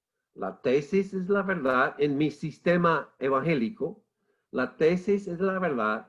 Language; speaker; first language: Spanish; non-native, fluent; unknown